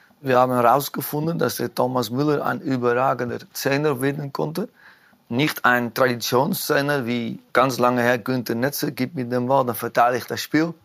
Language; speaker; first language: German; non-native, learner; Dutch